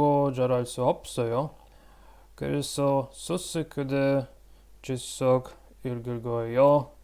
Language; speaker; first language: Korean; non-native, learner; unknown